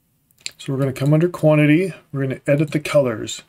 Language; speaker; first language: English; native; English